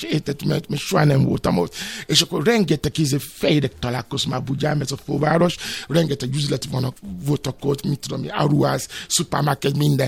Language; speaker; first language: Hungarian; non-native, fluent; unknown